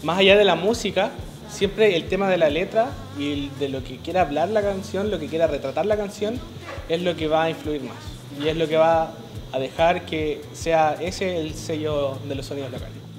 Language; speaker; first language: Spanish; native; Spanish